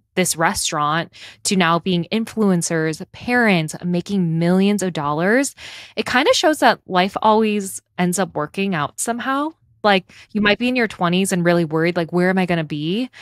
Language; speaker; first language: English; native; English